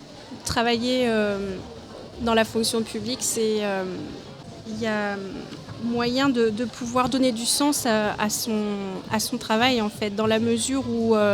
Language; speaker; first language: French; native; French